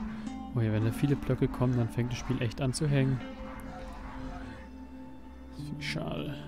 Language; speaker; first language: German; native; German